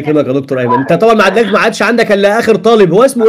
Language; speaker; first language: Arabic; native; Arabic